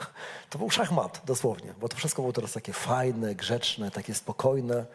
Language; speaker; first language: Polish; native; Polish